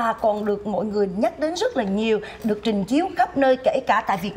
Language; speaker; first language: Vietnamese; native; Vietnamese